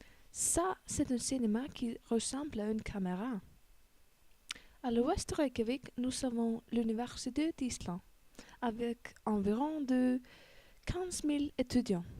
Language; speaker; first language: French; non-native, learner; Icelandic